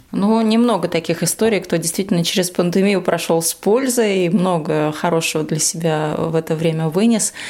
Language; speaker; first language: Russian; native; Russian